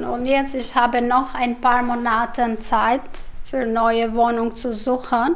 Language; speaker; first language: German; non-native, learner; Albanian